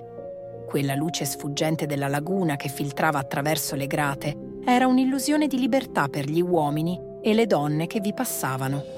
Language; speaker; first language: Italian; native; Italian